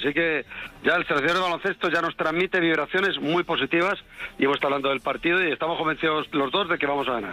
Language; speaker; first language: Spanish; native; Spanish